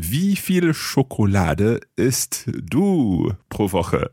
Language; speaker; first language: German; non-native, learner; English